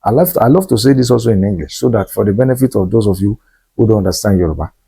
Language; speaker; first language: English; non-native, local second language; Yoruba